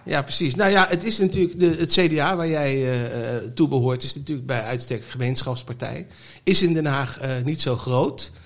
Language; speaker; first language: Dutch; native; Dutch